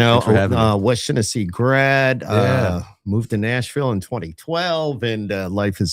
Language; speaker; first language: English; native; English